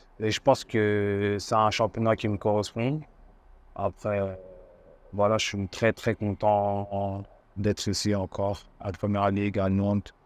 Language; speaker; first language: French; native; French